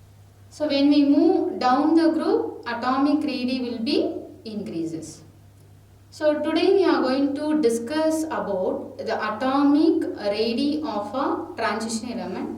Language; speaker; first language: English; non-native, local second language; Tamil